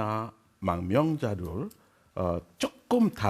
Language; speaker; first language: Korean; non-native, learner; French